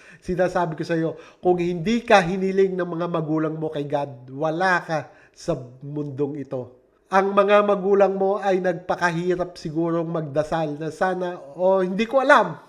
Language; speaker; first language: Filipino; native; Filipino